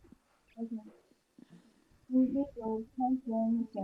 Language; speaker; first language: English; non-native, learner; Chinese